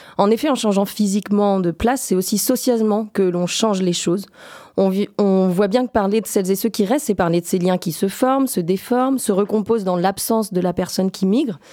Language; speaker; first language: French; native; French